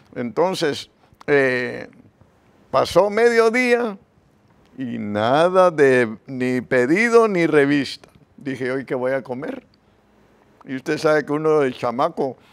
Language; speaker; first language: Spanish; native; Spanish